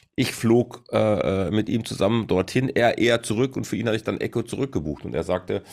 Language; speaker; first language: German; native; German